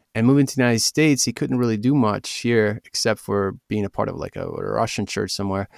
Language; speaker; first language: English; early bilingual, other home language; Ukrainian